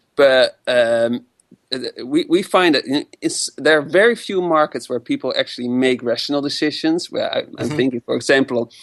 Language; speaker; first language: English; non-native, fluent; Dutch